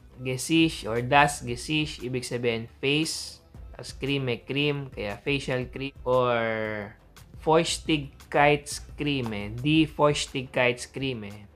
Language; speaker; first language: German; non-native, learner; Filipino